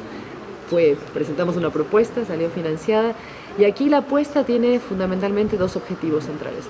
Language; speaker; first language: Spanish; native; Spanish